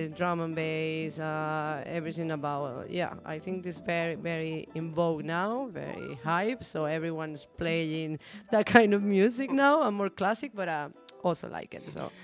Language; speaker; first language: English; non-native, learner; Spanish